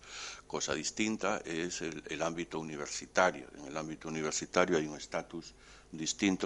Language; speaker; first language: Spanish; native; Spanish